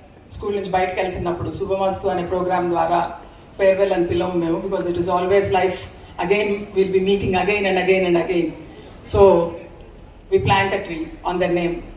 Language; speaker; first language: English; non-native, local second language; Telugu